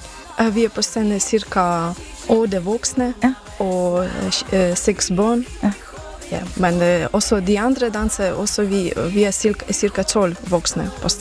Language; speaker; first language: Danish; non-native, learner; Ukrainian